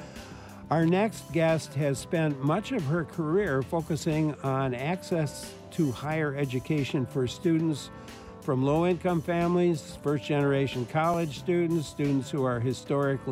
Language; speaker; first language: English; native; English